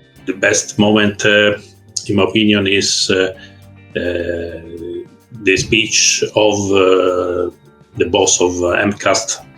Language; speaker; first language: English; non-native, learner; Italian